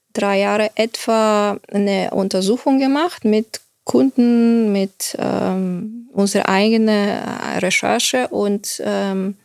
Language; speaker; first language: German; non-native, fluent; Bulgarian